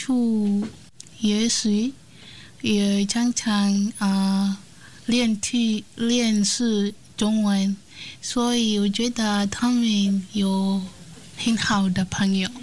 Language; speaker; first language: Chinese; non-native, learner; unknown